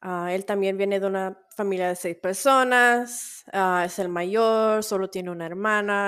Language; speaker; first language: Spanish; early bilingual, heritage; Spanish